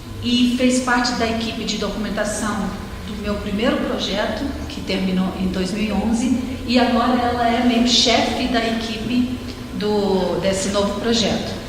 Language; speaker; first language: Portuguese; non-native, fluent; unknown